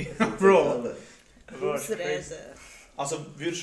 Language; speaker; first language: German; native; German